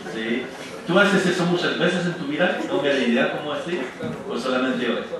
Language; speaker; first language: Spanish; non-native, fluent; French